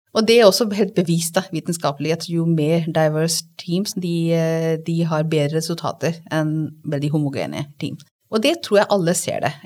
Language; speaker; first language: Norwegian; non-native, fluent; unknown